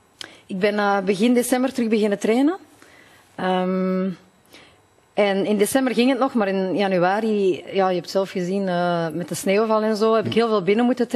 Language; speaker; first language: Dutch; native; Dutch